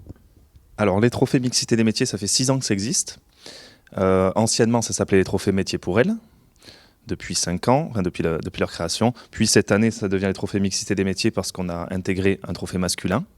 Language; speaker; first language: French; native; French